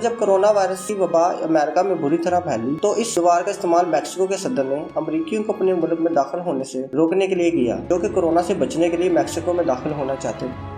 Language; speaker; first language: Urdu; native; Urdu